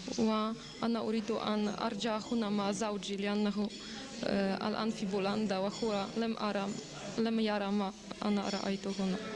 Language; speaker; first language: Arabic; non-native, fluent; Polish